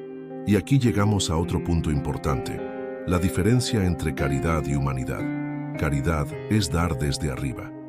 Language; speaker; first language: Spanish; native; Spanish